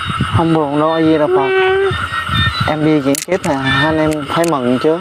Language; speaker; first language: Vietnamese; native; Vietnamese